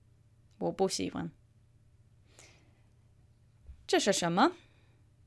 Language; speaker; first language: Chinese; non-native, fluent; English